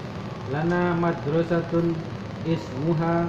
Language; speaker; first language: Arabic; non-native, learner; Indonesian